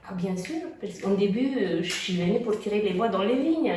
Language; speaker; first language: French; non-native, fluent; Romanian